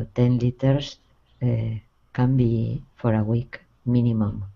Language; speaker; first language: English; non-native, learner; Spanish